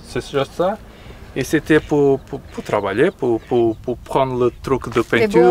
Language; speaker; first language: French; non-native, learner; Portuguese